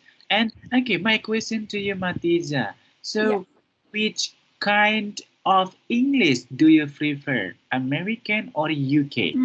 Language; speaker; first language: English; non-native, fluent; Indonesian